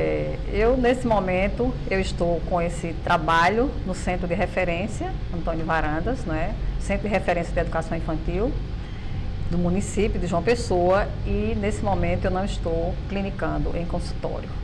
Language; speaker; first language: Portuguese; native; Portuguese